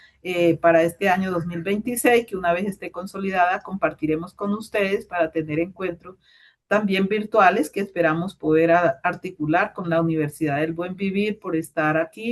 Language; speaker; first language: Spanish; native; Spanish